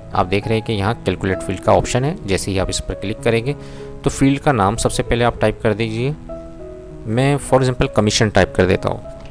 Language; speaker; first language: Urdu; non-native, local second language; Punjabi